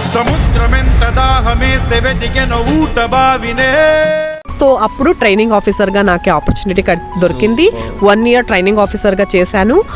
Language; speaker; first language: Telugu; non-native, local second language; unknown